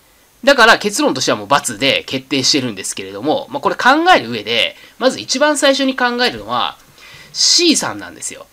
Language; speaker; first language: Japanese; native; Japanese